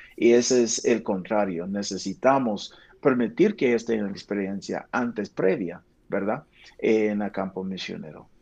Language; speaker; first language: Spanish; non-native, fluent; English